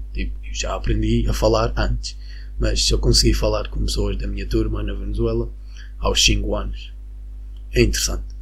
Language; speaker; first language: Portuguese; non-native, fluent; Spanish